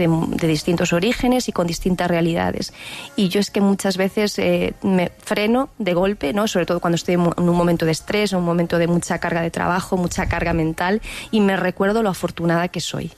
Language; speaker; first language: Spanish; native; Spanish